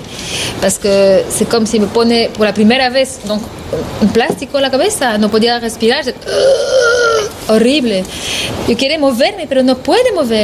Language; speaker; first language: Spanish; non-native, learner; French